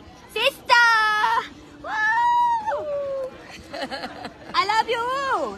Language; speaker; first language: English; non-native, learner; Thai